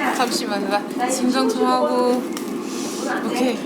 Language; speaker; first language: Korean; non-native, fluent; French